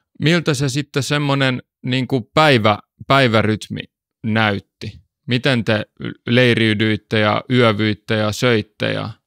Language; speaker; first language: Finnish; native; Finnish